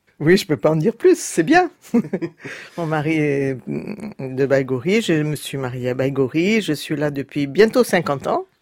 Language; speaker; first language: French; native; French